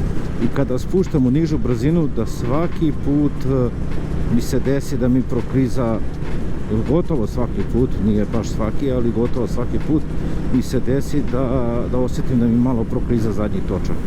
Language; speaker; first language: Serbian; native; Serbian